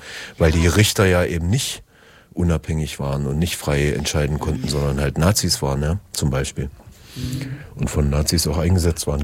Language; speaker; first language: German; native; German